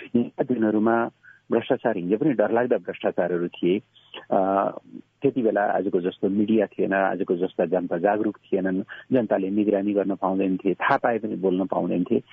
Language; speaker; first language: Nepali; native; Nepali